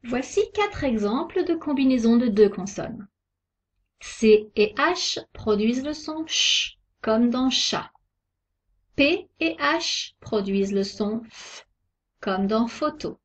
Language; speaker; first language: French; native; French